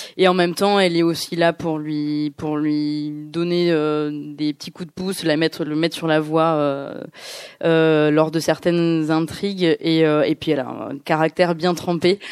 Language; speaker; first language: French; native; French